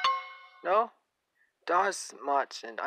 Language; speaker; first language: German; non-native, learner; English